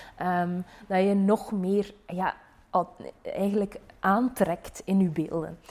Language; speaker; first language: Dutch; native; Dutch